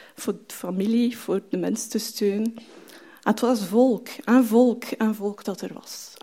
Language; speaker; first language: Dutch; non-native, fluent; French